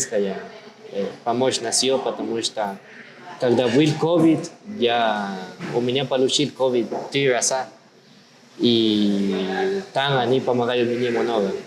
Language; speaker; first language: Russian; non-native, learner; Spanish